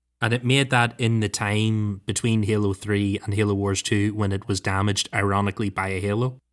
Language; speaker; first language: English; native; English